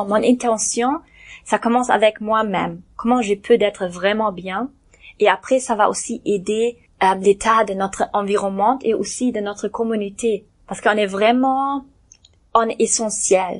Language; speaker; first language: French; non-native, learner; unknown